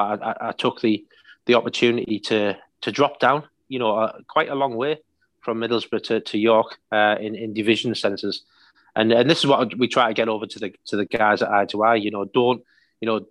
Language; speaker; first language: English; native; English